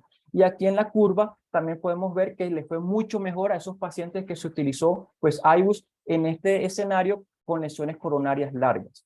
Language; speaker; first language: Spanish; native; Spanish